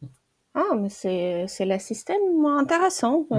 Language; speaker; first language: French; non-native, fluent; Ukrainian